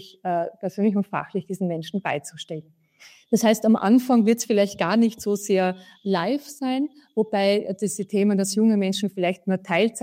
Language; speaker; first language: German; native; German